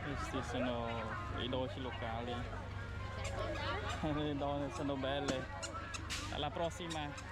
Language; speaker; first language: Italian; non-native, fluent; Vietnamese